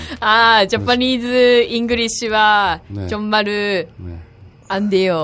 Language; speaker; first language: Korean; non-native, learner; Japanese